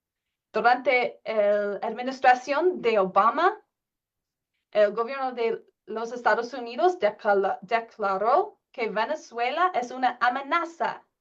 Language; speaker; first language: Spanish; non-native, learner; English